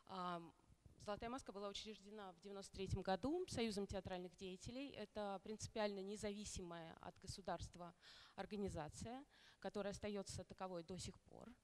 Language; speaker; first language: Russian; native; Russian